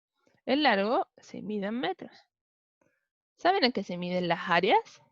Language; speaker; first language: Spanish; native; Spanish